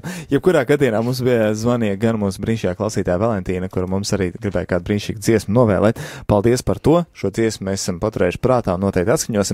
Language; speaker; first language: Latvian; native; Latvian